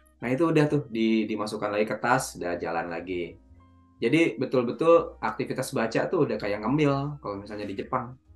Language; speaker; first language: Indonesian; native; Indonesian